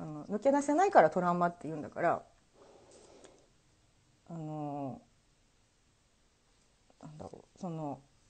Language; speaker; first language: Japanese; early bilingual, heritage; Japanese